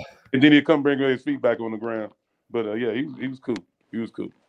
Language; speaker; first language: English; native; English